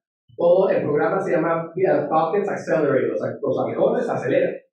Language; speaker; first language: Spanish; native; Spanish